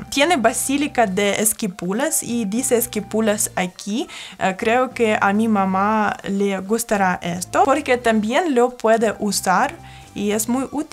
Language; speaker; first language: Spanish; non-native, fluent; Russian